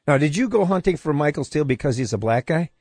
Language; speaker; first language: English; native; English